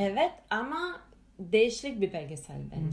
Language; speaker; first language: Turkish; non-native, fluent; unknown